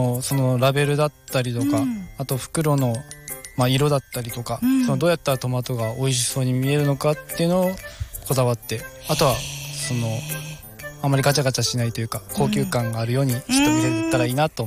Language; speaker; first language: Japanese; native; Japanese